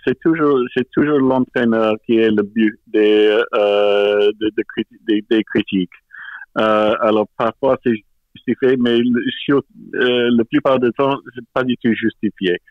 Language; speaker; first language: French; non-native, fluent; English